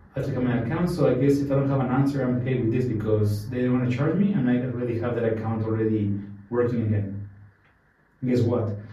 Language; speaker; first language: English; non-native, fluent; Spanish